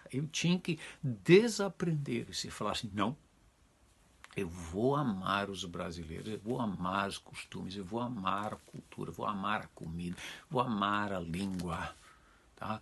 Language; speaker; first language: Portuguese; non-native, fluent; Dutch